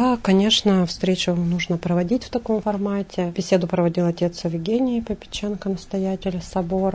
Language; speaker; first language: Russian; native; Russian